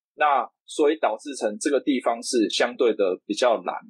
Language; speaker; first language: Chinese; native; Chinese